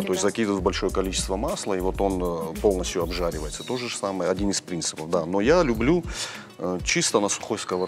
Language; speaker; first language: Russian; native; Russian